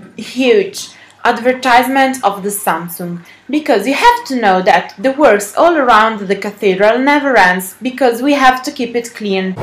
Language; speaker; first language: English; non-native, learner; Italian